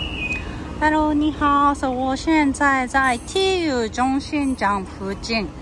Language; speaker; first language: Chinese; non-native, learner; Japanese